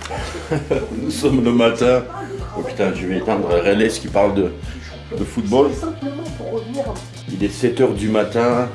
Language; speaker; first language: French; native; French